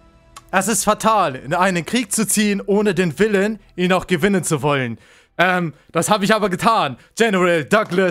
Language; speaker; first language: German; native; German